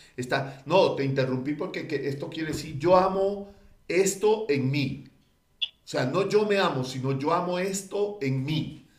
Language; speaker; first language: Spanish; native; Spanish